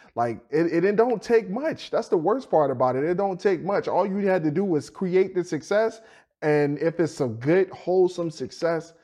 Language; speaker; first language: English; native; English